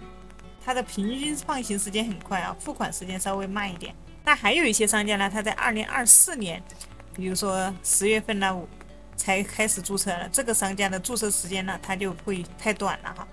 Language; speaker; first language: Chinese; native; Chinese